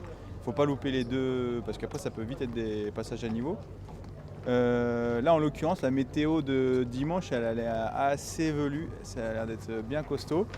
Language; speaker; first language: French; native; French